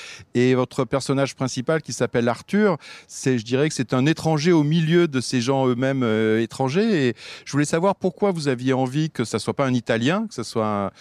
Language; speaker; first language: French; native; French